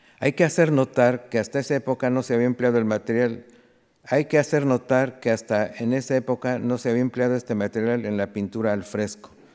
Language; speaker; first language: Spanish; native; Spanish